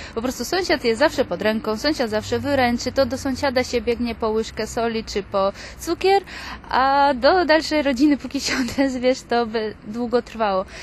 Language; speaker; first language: Polish; non-native, fluent; Georgian